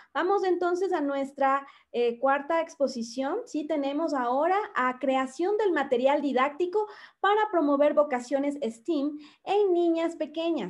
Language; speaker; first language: Spanish; native; Spanish